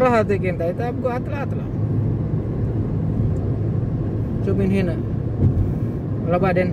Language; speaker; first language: Arabic; non-native, learner; Indonesian